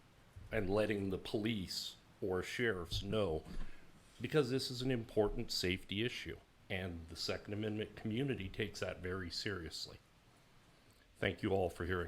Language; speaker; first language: English; native; English